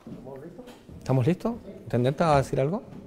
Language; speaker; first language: Spanish; native; Spanish